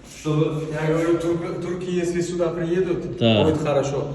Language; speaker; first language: Russian; non-native, local second language; Uzbek